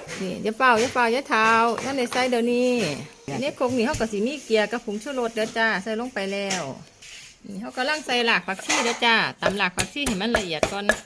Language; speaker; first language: Thai; non-native, local second language; Northeastern Thai